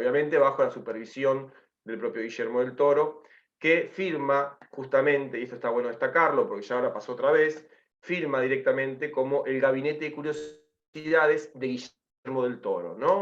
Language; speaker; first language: Spanish; native; Spanish